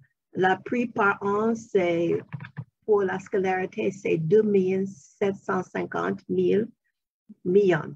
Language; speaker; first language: French; non-native, fluent; English